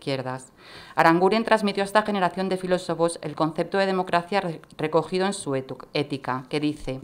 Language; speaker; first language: Spanish; native; Spanish